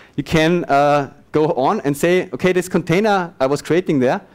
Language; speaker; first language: English; non-native, fluent; German